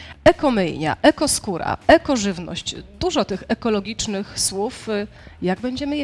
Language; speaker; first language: Polish; native; Polish